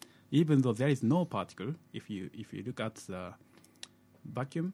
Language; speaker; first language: English; non-native, fluent; Japanese